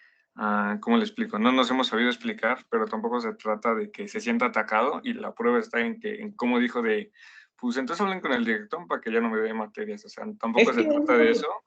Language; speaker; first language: Spanish; native; Spanish